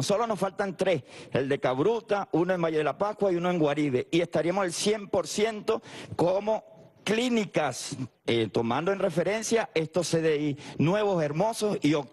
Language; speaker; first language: Spanish; native; Spanish